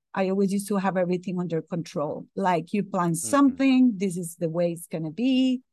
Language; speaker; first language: English; non-native, fluent; Spanish